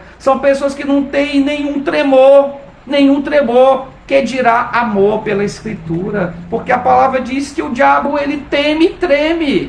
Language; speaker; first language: Portuguese; native; Portuguese